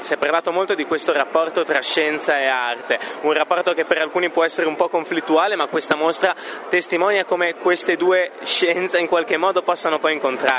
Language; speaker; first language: Italian; native; Italian